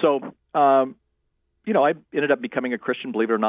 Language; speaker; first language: English; native; English